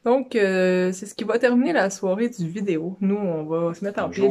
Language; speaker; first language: French; native; French